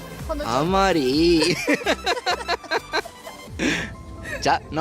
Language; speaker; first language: Japanese; non-native, learner; Spanish